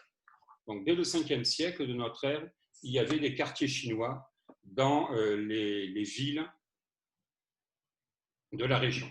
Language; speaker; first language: French; native; French